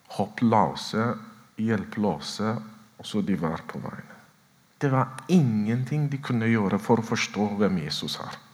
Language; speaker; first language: Norwegian; non-native, fluent; Oromo